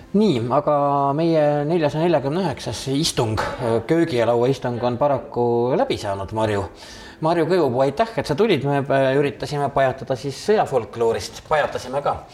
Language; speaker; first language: Estonian; native; Estonian